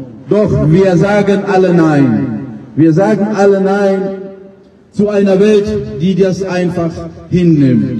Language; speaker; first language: German; non-native, fluent; Pashto